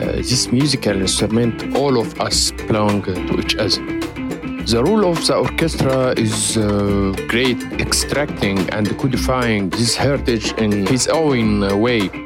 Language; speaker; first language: English; non-native, learner; Arabic